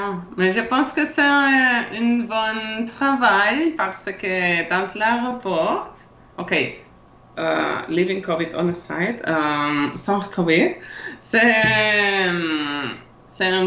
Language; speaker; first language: French; non-native, learner; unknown